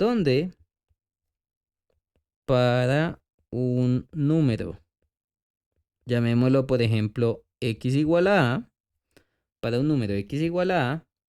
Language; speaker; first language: Spanish; native; Spanish